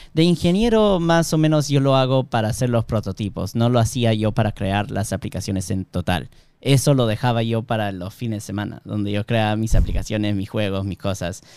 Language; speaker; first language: Spanish; early bilingual, heritage; Spanish